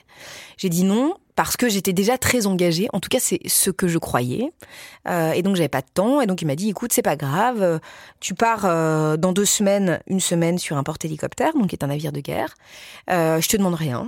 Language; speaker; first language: French; native; French